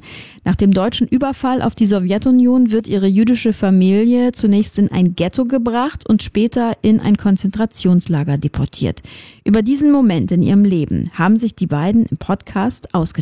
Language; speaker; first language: German; native; German